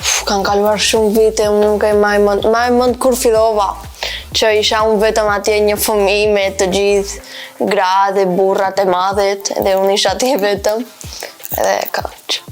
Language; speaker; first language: Albanian; early bilingual, heritage; Albanian